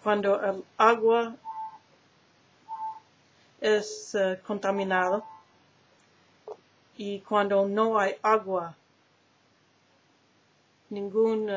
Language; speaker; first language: Spanish; non-native, learner; English